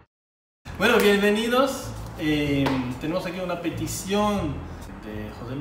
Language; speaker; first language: Spanish; non-native, fluent; Hebrew